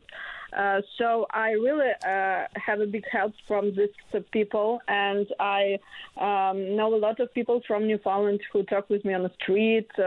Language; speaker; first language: English; non-native, learner; Ukrainian